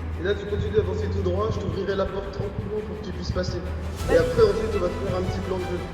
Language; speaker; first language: French; native; French